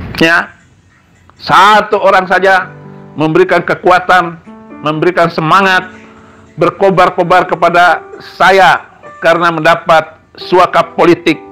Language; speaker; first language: Indonesian; non-native, local second language; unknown